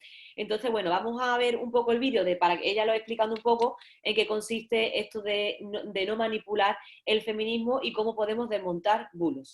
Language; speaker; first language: Spanish; native; Spanish